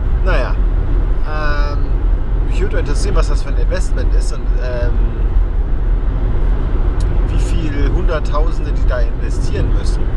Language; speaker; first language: German; native; German